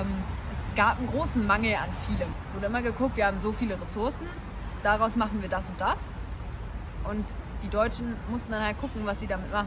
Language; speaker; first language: German; native; German